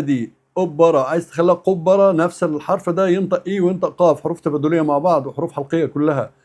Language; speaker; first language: Arabic; native; Arabic